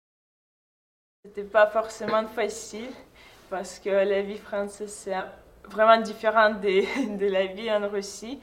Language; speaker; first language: French; non-native, fluent; Russian